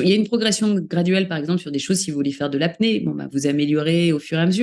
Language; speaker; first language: French; native; French